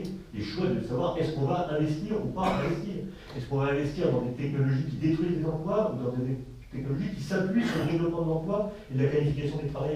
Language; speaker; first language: French; native; French